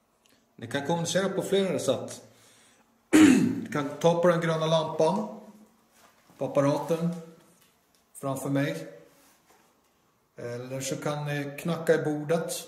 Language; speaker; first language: Swedish; native; Swedish